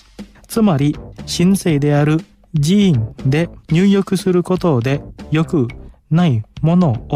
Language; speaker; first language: Japanese; non-native, fluent; Indonesian